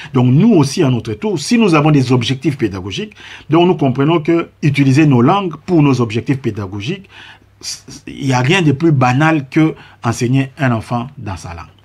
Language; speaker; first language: French; non-native, local second language; Lingala